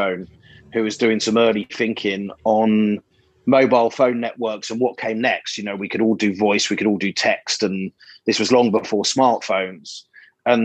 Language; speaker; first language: English; native; English